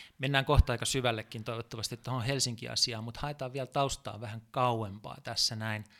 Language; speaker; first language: Finnish; native; Finnish